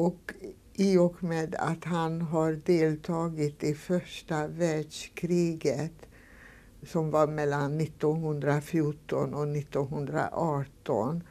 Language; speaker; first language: Swedish; non-native, fluent; Hungarian